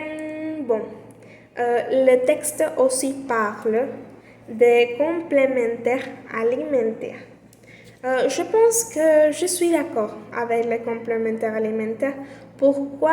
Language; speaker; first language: French; non-native, learner; Spanish